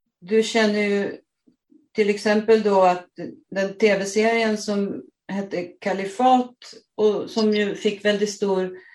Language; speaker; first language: Swedish; non-native, fluent; Arabic